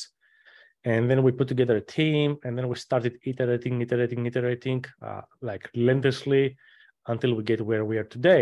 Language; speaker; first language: English; non-native, fluent; Greek